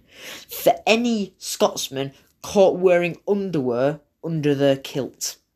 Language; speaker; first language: English; native; English